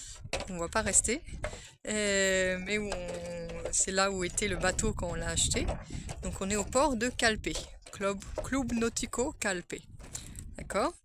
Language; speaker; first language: French; native; French